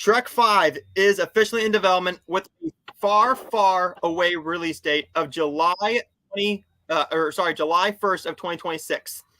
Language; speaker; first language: English; native; English